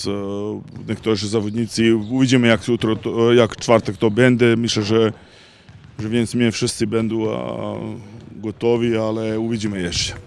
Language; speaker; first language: Polish; non-native, learner; Serbian